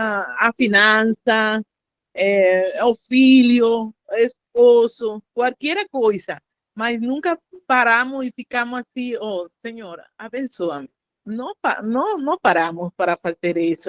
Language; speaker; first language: Portuguese; non-native, learner; Spanish